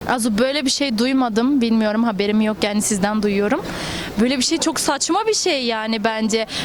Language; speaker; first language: Turkish; early bilingual, heritage; Turkish